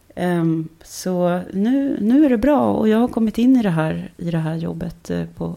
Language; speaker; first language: Swedish; native; Swedish